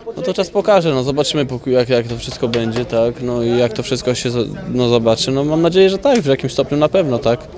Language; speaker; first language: Polish; native; Polish